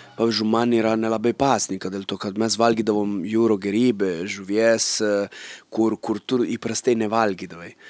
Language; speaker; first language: Lithuanian; non-native, fluent; Italian